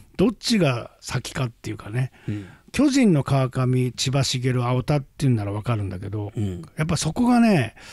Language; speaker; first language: Japanese; native; Japanese